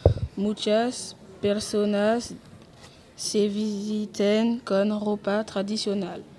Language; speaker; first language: Spanish; non-native, learner; French